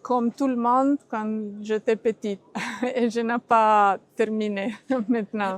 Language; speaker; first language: French; non-native, learner; Italian